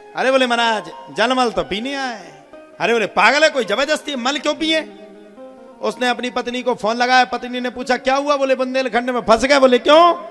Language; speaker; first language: Hindi; native; Hindi